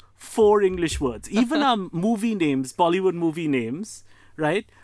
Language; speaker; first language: English; non-native, local second language; Bangla